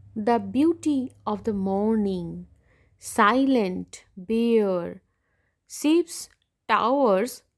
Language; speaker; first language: English; non-native, local second language; Bangla